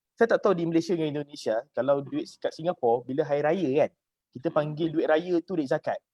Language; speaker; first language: Malay; native; Malay